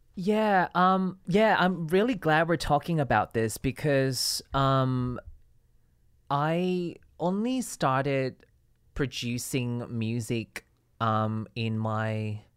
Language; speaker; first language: English; non-native, local second language; Cantonese